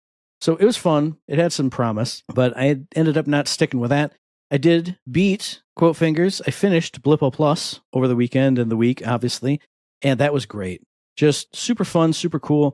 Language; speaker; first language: English; native; English